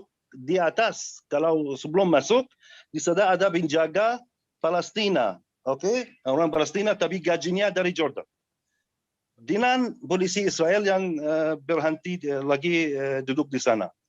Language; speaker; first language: Indonesian; non-native, learner; Arabic